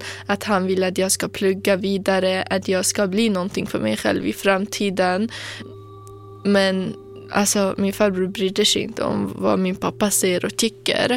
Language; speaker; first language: Swedish; non-native, fluent; Kurdish